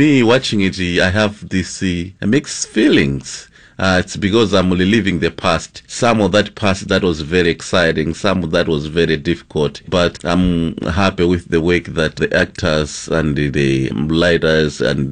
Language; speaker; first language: English; non-native, local second language; Nyanja